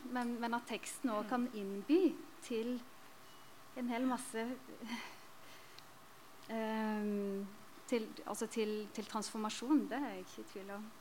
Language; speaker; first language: Norwegian; native; Norwegian